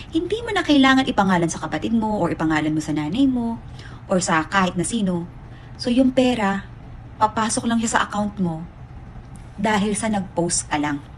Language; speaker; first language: Filipino; native; Filipino